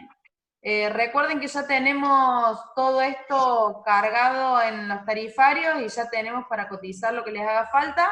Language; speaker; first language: Spanish; native; Spanish